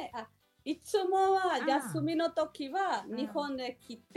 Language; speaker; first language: Japanese; non-native, learner; Spanish